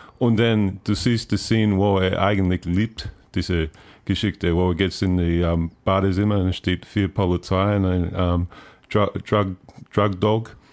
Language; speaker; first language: German; non-native, learner; English